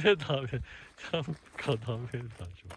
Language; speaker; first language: Japanese; native; Japanese